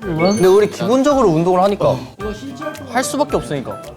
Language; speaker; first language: Korean; native; Korean